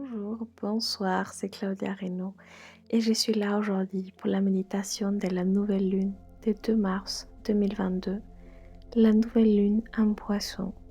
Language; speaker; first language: French; non-native, fluent; Spanish